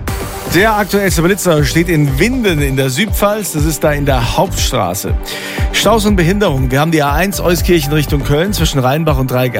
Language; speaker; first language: German; native; German